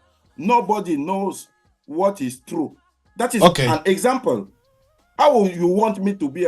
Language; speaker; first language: English; non-native, learner; French